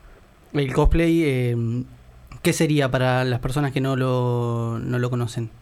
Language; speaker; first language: Spanish; native; Spanish